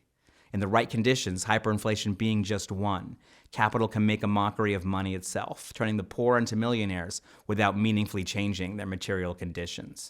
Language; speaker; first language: English; native; English